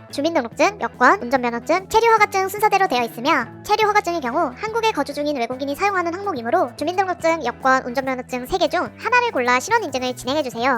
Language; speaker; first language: Korean; native; Korean